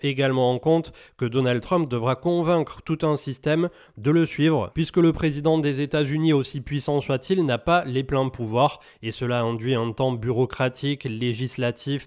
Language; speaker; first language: French; native; French